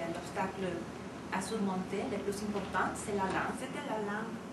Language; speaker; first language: French; non-native, fluent; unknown